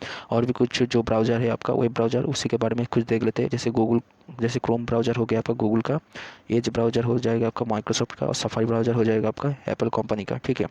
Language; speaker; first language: Hindi; native; Hindi